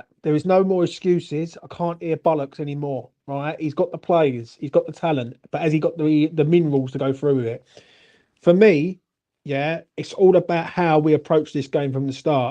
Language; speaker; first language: English; native; English